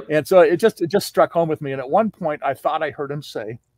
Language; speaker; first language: English; native; English